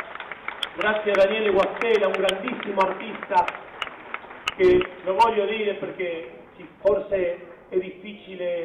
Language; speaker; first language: Italian; non-native, fluent; Spanish